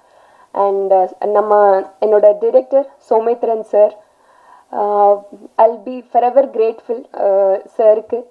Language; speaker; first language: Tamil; non-native, learner; Telugu